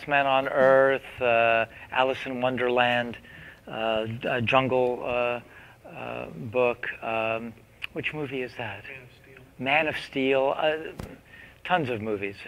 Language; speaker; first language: English; native; English